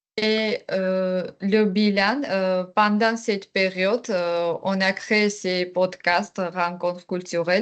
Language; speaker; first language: French; non-native, learner; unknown